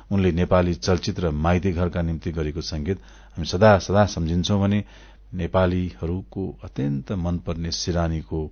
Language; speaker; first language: Nepali; native; Nepali